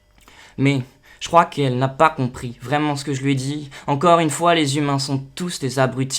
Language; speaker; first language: French; native; French